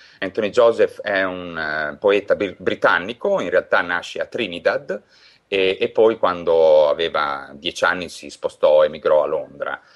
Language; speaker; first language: Italian; native; Italian